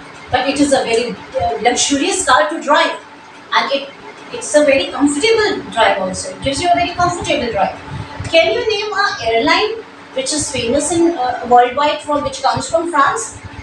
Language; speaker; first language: English; non-native, local second language; Hindi